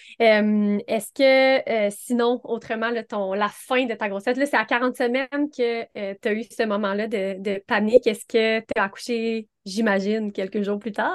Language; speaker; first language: French; native; French